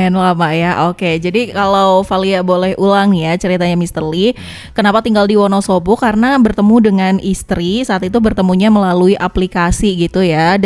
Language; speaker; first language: Indonesian; native; Indonesian